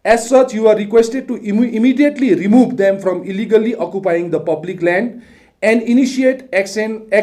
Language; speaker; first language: English; non-native, local second language; Nepali